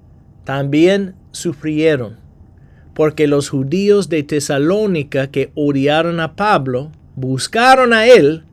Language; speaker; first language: Spanish; non-native, fluent; English